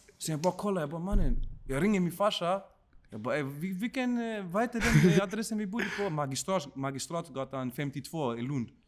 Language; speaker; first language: Swedish; early bilingual, other home language; Spanish